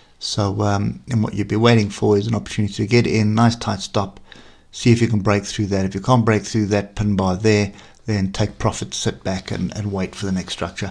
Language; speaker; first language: English; native; English